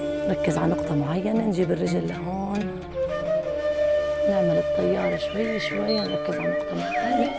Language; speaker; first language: Arabic; native; Arabic